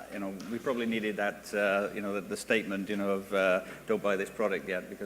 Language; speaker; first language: English; native; English